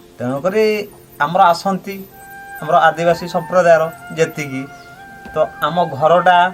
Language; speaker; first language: Odia; non-native, local second language; Santali